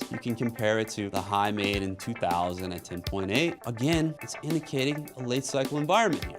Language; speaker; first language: English; native; English